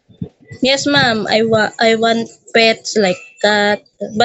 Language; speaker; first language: English; non-native, local second language; Filipino